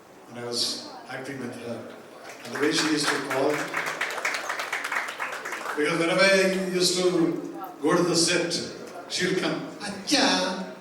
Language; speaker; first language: English; non-native, local second language; Malayalam